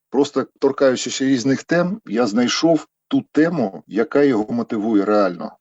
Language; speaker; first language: Ukrainian; native; Ukrainian